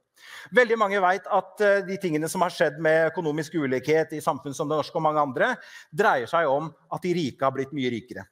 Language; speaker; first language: Norwegian; native; Norwegian